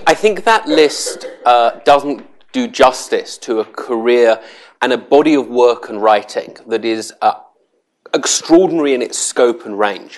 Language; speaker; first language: English; native; English